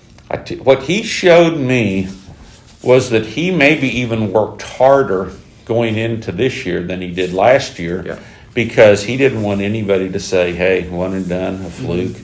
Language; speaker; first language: English; native; English